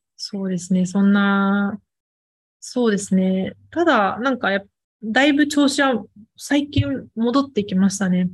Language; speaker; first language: Japanese; early bilingual, other home language; Chinese